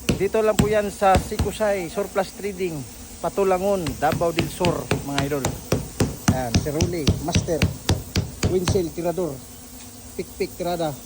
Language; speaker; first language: Filipino; non-native, local second language; Cebuano